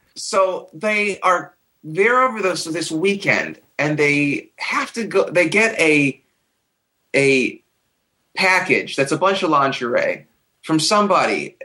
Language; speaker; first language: English; native; English